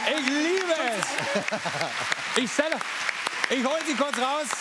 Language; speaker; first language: German; native; German